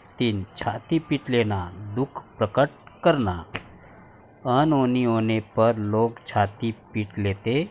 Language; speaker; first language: Hindi; non-native, local second language; Marathi